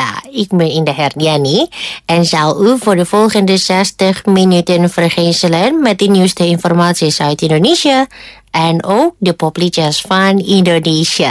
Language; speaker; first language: Dutch; non-native, fluent; Indonesian